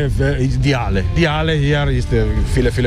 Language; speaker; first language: German; non-native, learner; Italian